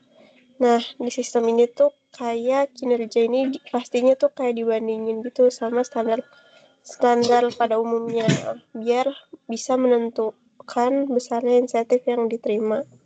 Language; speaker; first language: Indonesian; native; Indonesian